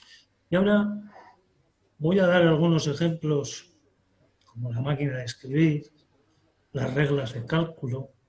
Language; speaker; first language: Spanish; native; Spanish